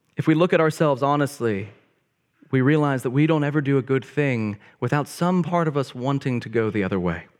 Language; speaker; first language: English; native; English